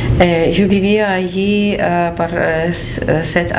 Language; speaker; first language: Catalan; non-native, learner; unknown